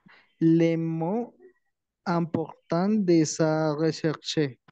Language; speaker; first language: French; non-native, learner; Spanish